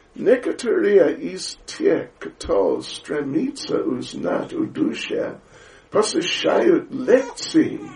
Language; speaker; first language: Russian; non-native, learner; English